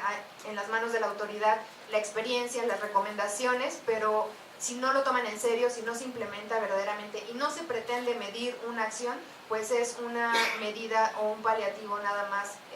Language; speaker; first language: Spanish; native; Spanish